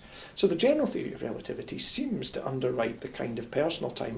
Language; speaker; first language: English; native; English